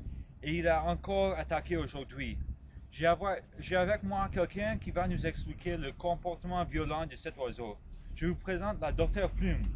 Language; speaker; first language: French; non-native, learner; English